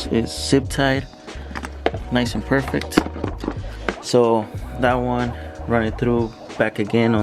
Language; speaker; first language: English; native; English